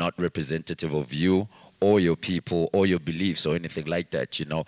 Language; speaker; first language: English; non-native, local second language; Zulu